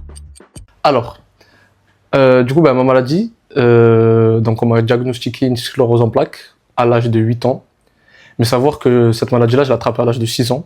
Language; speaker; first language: French; native; French